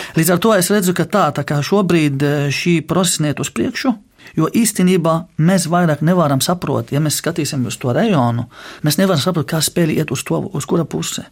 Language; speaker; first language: Latvian; non-native, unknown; Arabic